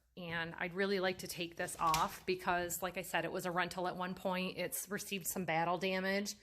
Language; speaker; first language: English; native; English